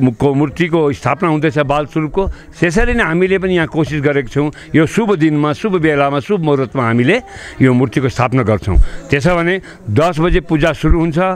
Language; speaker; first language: Nepali; native; Nepali